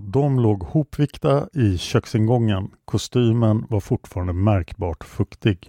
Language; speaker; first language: Swedish; native; Swedish